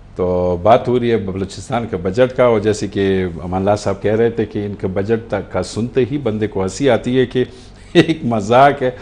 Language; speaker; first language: Urdu; non-native, local second language; Pashto